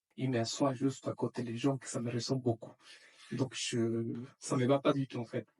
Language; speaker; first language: French; non-native, fluent; Spanish